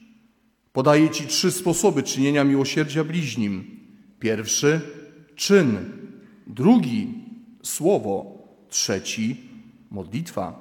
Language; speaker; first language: Polish; native; Polish